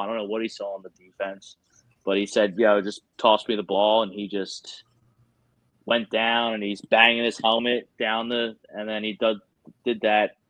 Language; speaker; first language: English; native; English